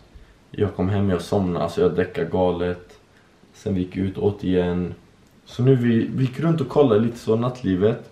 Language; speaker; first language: Swedish; native; Swedish